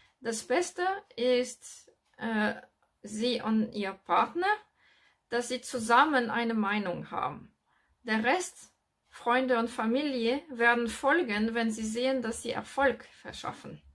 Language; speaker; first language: German; non-native, learner; French